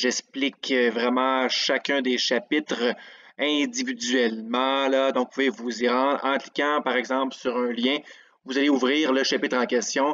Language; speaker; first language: French; native; French